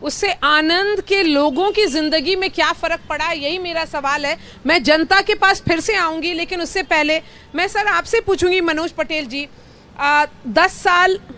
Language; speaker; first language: Hindi; native; Hindi